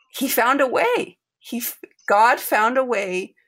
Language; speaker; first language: English; native; English